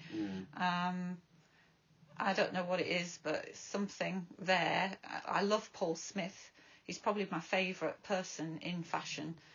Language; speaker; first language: English; native; English